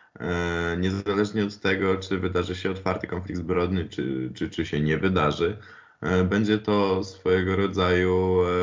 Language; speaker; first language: Polish; native; Polish